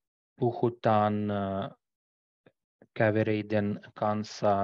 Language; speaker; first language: Finnish; non-native, learner; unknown